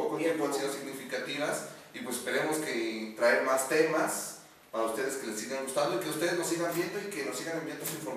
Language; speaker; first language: Spanish; native; Spanish